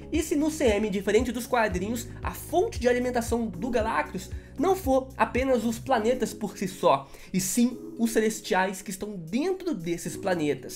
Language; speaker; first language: Portuguese; native; Portuguese